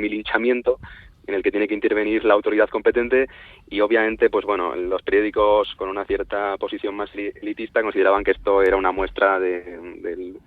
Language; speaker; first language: Spanish; native; Spanish